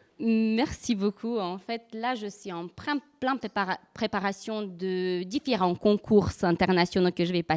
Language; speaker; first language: French; non-native, fluent; Romanian